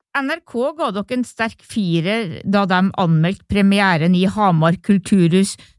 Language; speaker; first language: Norwegian; native; Norwegian